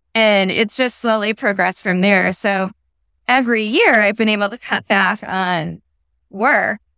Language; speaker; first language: English; native; English